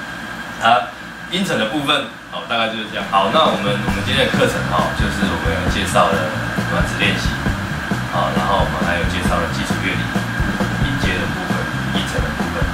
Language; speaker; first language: Chinese; native; Chinese